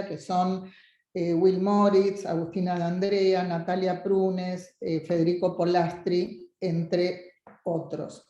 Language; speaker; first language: Spanish; native; Spanish